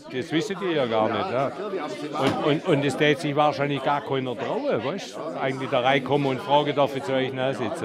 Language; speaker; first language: German; native; German